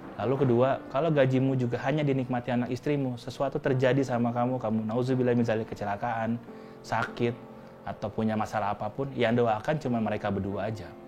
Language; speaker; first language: Indonesian; native; Indonesian